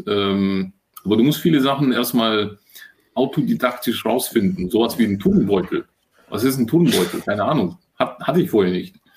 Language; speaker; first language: German; early bilingual, other home language; Russian